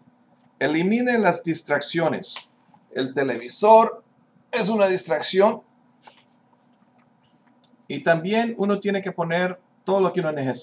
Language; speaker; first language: Spanish; non-native, fluent; English